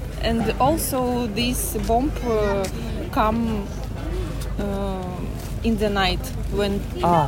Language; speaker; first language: English; non-native, learner; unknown